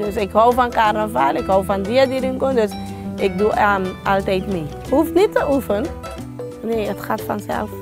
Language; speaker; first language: Dutch; non-native, local second language; Papiamento